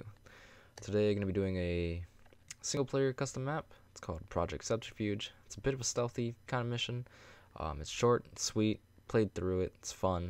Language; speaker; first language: English; native; English